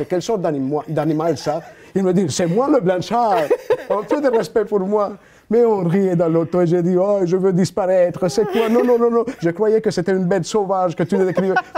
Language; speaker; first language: French; non-native, fluent; Spanish